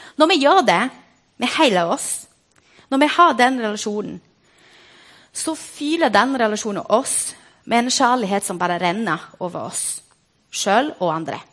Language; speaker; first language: Norwegian; non-native, fluent; Portuguese